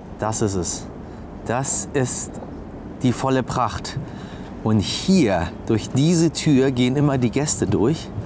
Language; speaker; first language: German; native; German